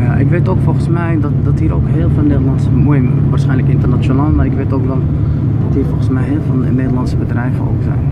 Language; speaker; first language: Dutch; early bilingual, other home language; Arabic